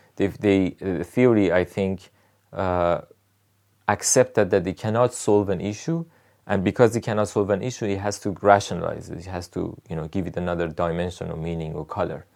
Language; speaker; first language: English; non-native, fluent; Persian